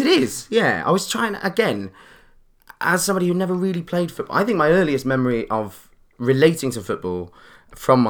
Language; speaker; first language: English; native; English